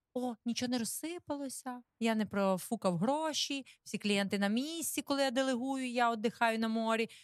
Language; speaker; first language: Ukrainian; native; Ukrainian